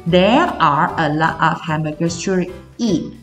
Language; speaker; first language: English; non-native, fluent; Chinese